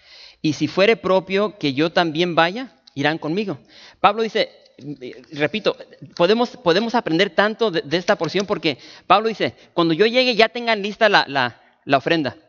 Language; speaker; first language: Spanish; native; Spanish